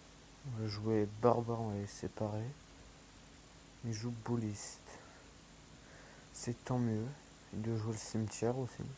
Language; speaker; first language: French; native; French